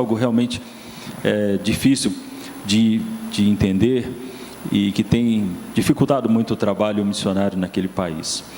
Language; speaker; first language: Portuguese; native; Portuguese